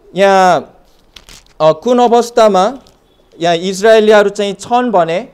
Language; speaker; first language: Nepali; non-native, fluent; Korean